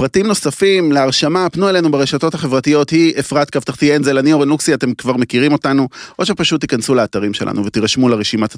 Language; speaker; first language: Hebrew; native; Hebrew